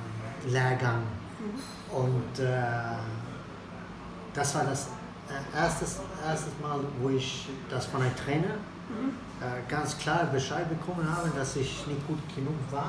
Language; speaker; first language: German; non-native, fluent; Swedish